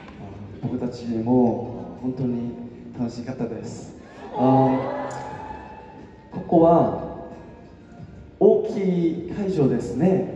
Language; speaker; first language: Japanese; non-native, learner; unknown